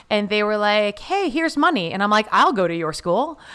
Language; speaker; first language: English; native; English